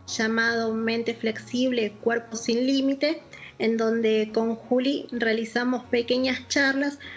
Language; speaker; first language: Spanish; native; Spanish